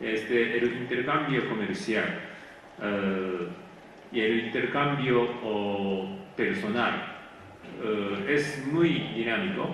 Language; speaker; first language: Spanish; non-native, fluent; Japanese